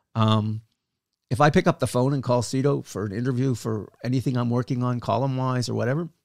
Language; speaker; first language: English; native; English